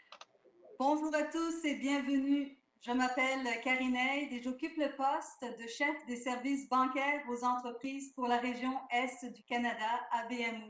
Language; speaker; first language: French; native; French